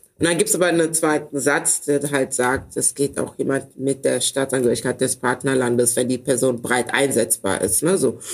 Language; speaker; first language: German; early bilingual, other home language; Ewe